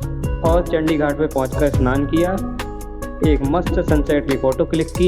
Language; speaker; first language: Hindi; native; Hindi